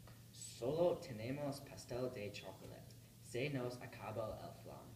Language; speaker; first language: Spanish; non-native, learner; English